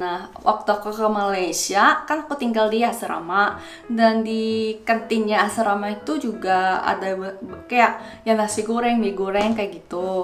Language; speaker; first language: Indonesian; non-native, fluent; Korean